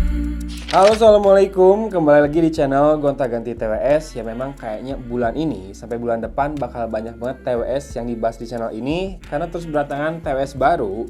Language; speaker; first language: Indonesian; native; Indonesian